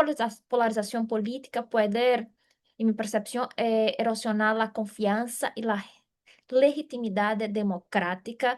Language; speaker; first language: Spanish; non-native, fluent; Portuguese